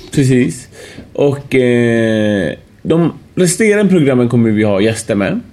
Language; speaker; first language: Swedish; early bilingual, other home language; Persian